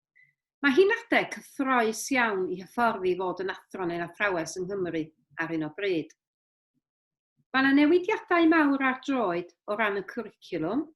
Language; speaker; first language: Welsh; native; Welsh